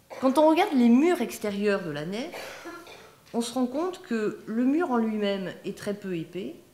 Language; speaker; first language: French; native; French